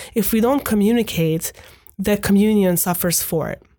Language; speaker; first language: English; non-native, fluent; Hungarian